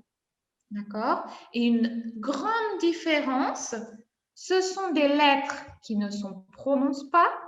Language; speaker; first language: French; non-native, fluent; Spanish